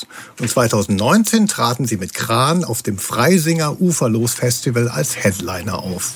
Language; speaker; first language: German; native; German